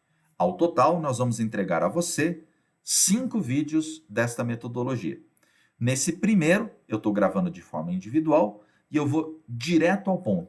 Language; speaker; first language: Portuguese; native; Portuguese